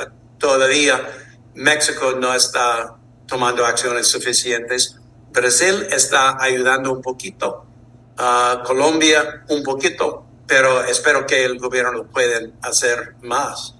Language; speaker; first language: Spanish; non-native, fluent; English